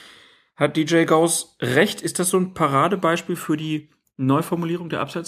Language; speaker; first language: German; native; German